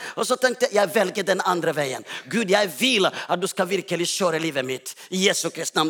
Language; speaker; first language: Swedish; non-native, learner; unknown